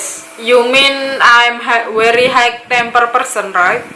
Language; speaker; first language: English; non-native, local second language; Indonesian